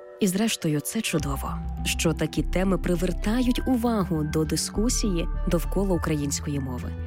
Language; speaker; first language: Ukrainian; native; Ukrainian